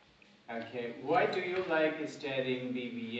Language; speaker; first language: English; non-native, local second language; Bangla